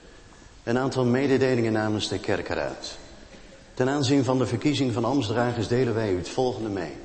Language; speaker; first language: Dutch; native; Dutch